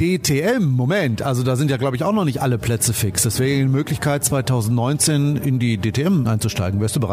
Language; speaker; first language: German; native; German